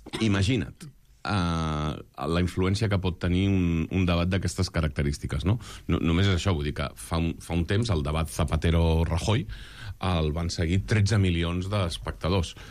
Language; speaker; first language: Catalan; native; Catalan